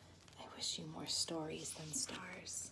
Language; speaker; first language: English; native; English